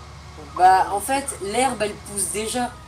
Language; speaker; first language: French; native; French